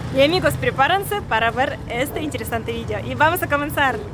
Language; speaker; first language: Spanish; non-native, fluent; Russian